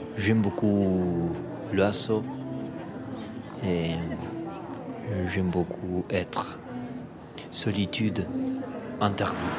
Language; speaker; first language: French; non-native, learner; Spanish